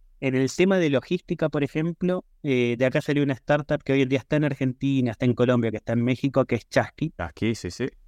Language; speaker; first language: Spanish; native; Spanish